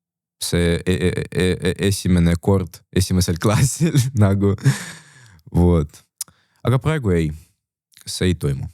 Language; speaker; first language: Estonian; non-native, local second language; Russian